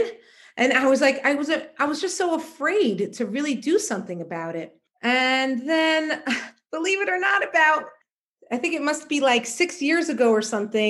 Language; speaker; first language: English; native; English